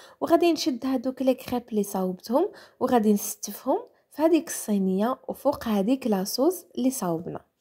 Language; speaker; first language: Arabic; native; Arabic